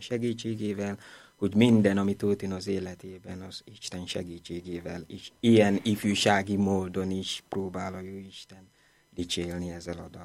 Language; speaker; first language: Hungarian; non-native, fluent; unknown